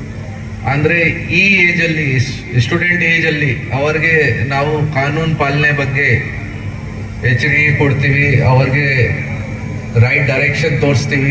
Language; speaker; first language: Kannada; non-native, local second language; Hindi